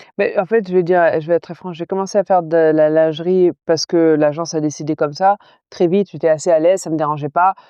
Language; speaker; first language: French; non-native, local second language; Arabic